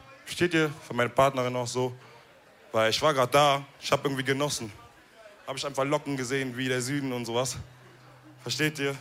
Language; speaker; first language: German; early bilingual, other home language; Wolof